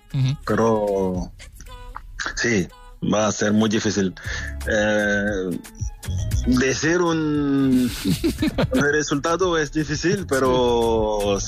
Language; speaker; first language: Spanish; non-native, learner; French